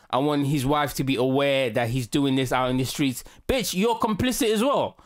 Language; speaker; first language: English; native; English